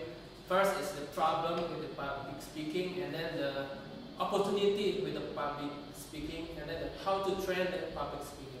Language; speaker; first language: English; non-native, learner; Indonesian